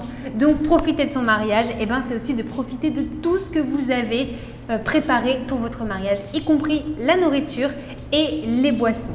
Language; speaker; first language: French; native; French